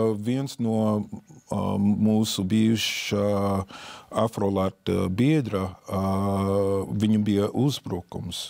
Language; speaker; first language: Latvian; non-native, fluent; English